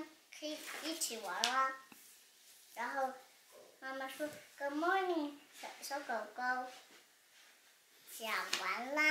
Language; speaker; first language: Chinese; early bilingual, heritage; Chinese